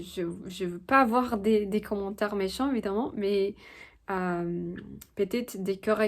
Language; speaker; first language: French; non-native, fluent; Spanish